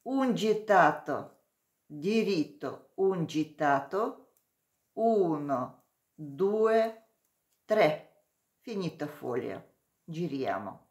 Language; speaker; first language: Italian; non-native, learner; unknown